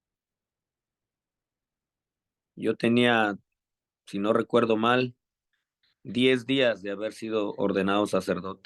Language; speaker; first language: Spanish; native; Spanish